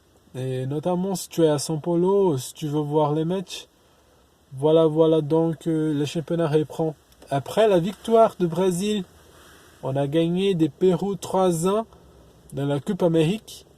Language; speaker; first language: French; non-native, learner; Portuguese